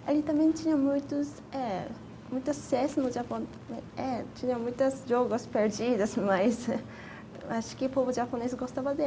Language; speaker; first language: Portuguese; non-native, fluent; Japanese